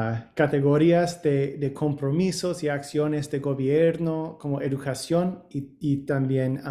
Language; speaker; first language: Spanish; non-native, learner; English